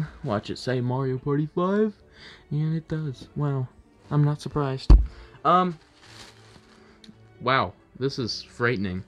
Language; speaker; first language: English; native; English